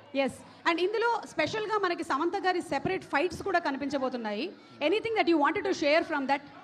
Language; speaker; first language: Telugu; native; Telugu